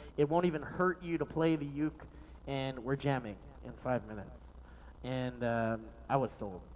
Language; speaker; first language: English; native; English